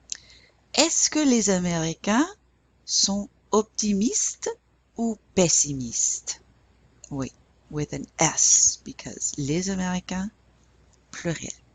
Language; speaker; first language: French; non-native, fluent; English